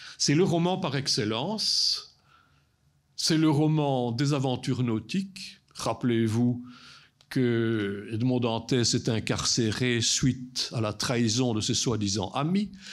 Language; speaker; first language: French; native; French